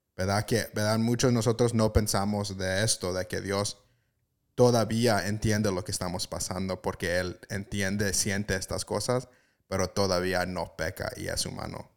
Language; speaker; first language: Spanish; early bilingual, heritage; Spanish